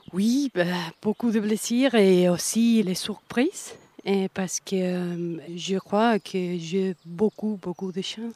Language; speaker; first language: French; non-native, fluent; Spanish